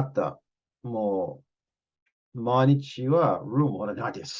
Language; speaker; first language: Japanese; non-native, fluent; English